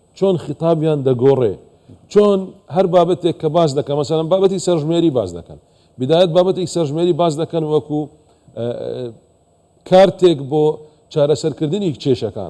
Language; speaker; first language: Central Kurdish; non-native, local second language; Assyrian Neo-Aramaic